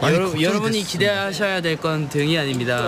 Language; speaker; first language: Korean; native; Korean